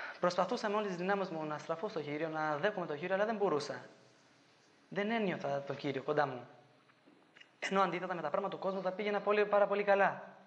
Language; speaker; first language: Greek; non-native, fluent; Albanian